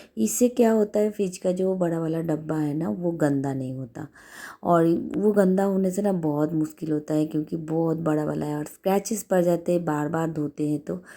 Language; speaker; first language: Hindi; non-native, local second language; Bangla